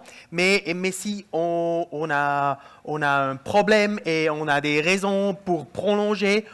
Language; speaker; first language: French; non-native, local second language; German